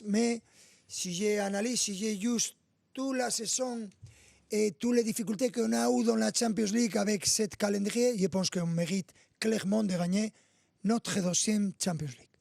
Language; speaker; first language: French; non-native, fluent; Spanish